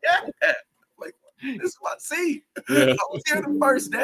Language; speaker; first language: English; native; English